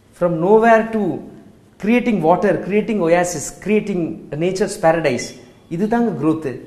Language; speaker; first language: Tamil; non-native, local second language; Marwari